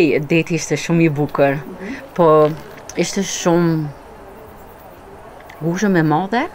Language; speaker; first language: Albanian; early bilingual, heritage; Albanian